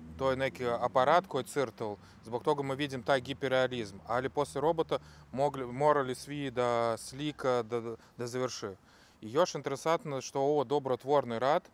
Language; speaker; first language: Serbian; non-native, learner; Russian